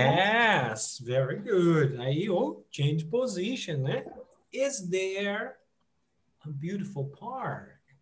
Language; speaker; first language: English; non-native, fluent; Portuguese